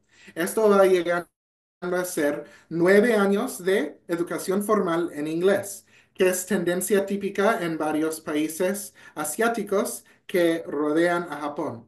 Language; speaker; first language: Spanish; non-native, fluent; English